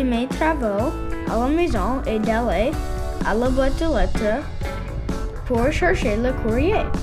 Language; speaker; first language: French; non-native, learner; English